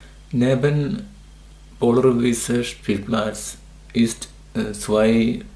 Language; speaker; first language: German; non-native, learner; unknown